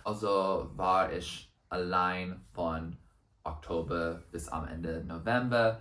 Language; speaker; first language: German; non-native, learner; English